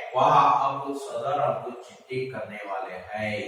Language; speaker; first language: Hindi; non-native, local second language; Kannada